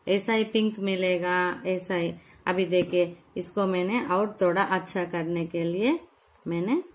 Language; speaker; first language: Hindi; non-native, local second language; Telugu